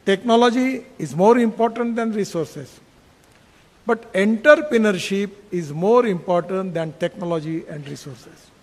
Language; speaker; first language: English; non-native, local second language; Marathi